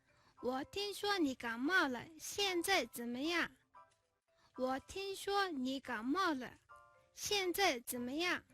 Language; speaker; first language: Chinese; non-native, fluent; Mongolian